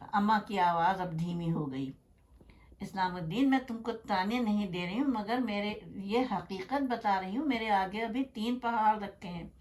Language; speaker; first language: Urdu; native; Urdu